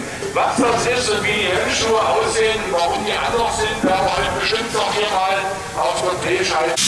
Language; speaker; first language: German; native; German